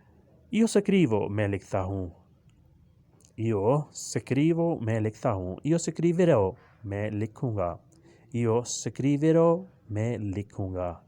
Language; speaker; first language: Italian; non-native, learner; Urdu